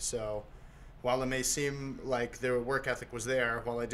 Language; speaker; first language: English; native; English